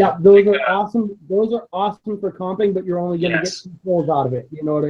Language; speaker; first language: English; native; English